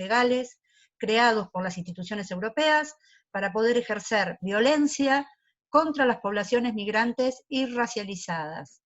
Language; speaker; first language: Spanish; native; Spanish